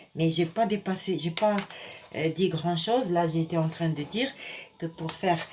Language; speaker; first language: French; non-native, local second language; Arabic